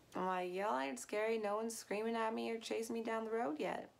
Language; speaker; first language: English; native; English